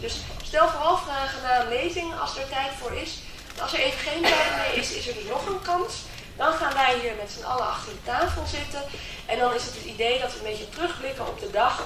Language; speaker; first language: Dutch; native; Dutch